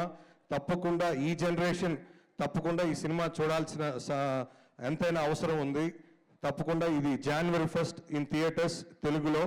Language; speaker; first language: Telugu; native; Telugu